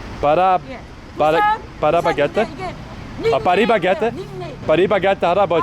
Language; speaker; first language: Korean; non-native, learner; Dutch